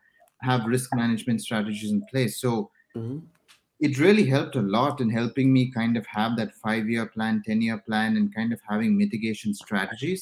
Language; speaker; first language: English; non-native, local second language; Tamil